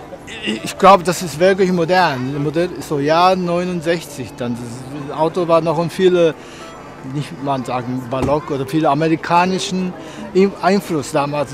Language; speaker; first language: German; non-native, learner; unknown